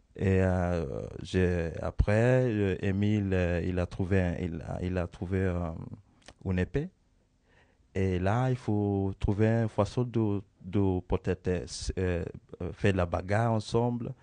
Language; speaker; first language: French; non-native, learner; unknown